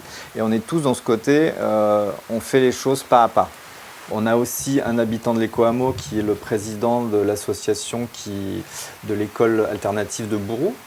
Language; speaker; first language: French; native; French